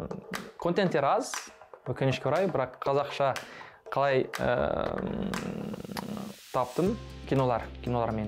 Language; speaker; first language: Kazakh; non-native, learner; French